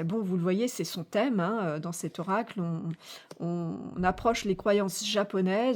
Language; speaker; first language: French; native; French